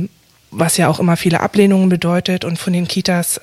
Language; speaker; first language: German; native; German